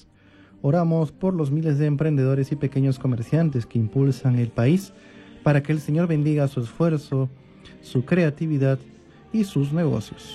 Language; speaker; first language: Spanish; native; Spanish